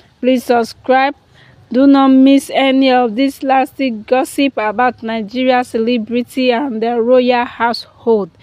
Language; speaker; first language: Nigerian Pidgin; non-native, local second language; Yoruba